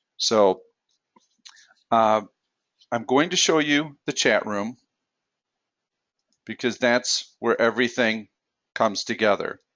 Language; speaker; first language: English; native; English